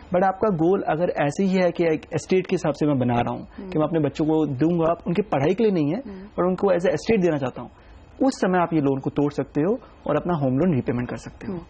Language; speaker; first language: Hindi; native; Hindi